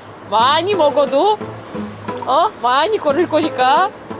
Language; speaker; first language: Korean; non-native, fluent; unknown